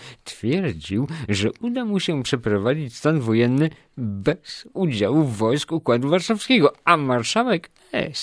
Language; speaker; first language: Polish; native; Polish